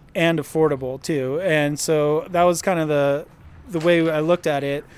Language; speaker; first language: English; native; English